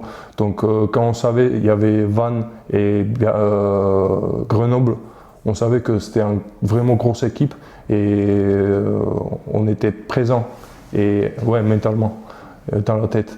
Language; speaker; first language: French; non-native, fluent; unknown